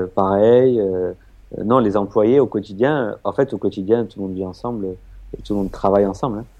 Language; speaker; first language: French; native; French